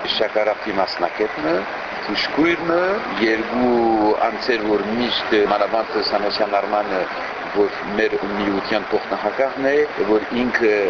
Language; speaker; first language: Armenian; early bilingual, heritage; Armenian